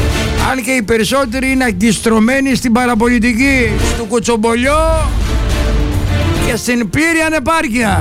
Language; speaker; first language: Greek; native; Greek